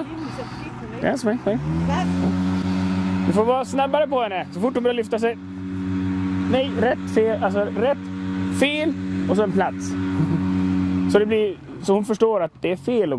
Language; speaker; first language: Swedish; native; Swedish